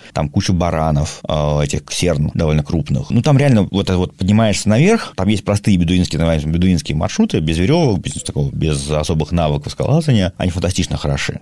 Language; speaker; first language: Russian; native; Russian